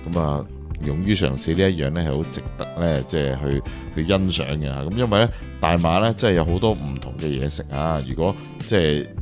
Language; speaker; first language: Cantonese; native; Cantonese